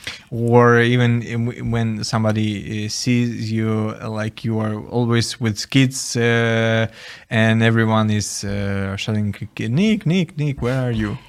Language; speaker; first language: English; non-native, fluent; Ukrainian